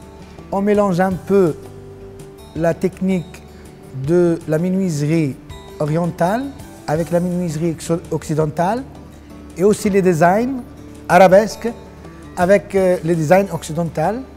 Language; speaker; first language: French; non-native, local second language; Arabic